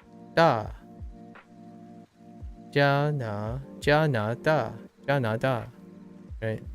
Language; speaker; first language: Chinese; non-native, learner; English